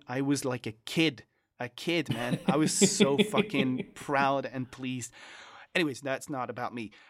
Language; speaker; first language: English; non-native, fluent; French